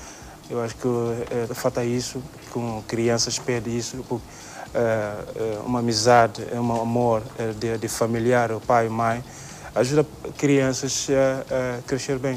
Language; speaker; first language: Portuguese; non-native, learner; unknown